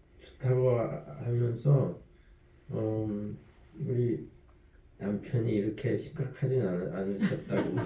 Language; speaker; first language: Korean; early bilingual, heritage; French